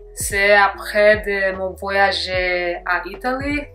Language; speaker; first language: French; non-native, learner; English